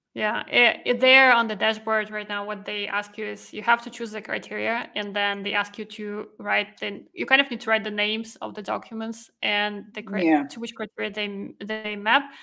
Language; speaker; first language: English; non-native, fluent; Russian